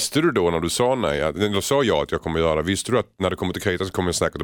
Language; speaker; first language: Swedish; native; Swedish